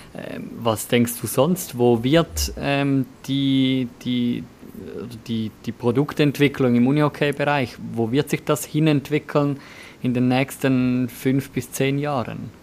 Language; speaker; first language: German; native; German